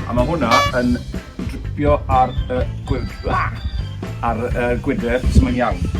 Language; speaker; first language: Welsh; native; Welsh